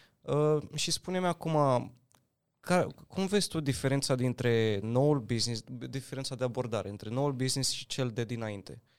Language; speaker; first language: Romanian; native; Romanian